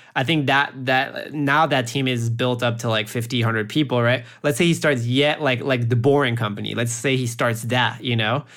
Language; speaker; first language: English; early bilingual, heritage; French